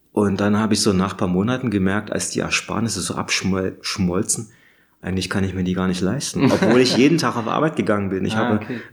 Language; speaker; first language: German; native; German